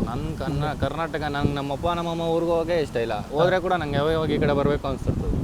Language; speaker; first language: Kannada; non-native, local second language; Telugu